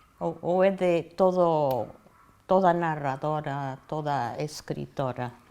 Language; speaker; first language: Galician; non-native, fluent; English